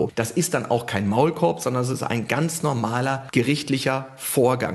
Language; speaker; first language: German; native; German